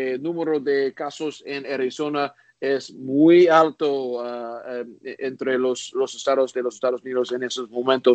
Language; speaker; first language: Spanish; non-native, learner; English